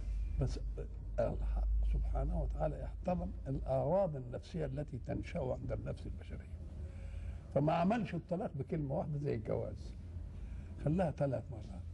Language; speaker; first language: Arabic; native; Arabic